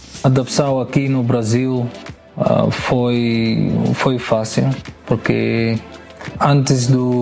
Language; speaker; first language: Portuguese; non-native, learner; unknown